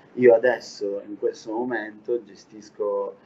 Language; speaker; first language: Italian; native; Italian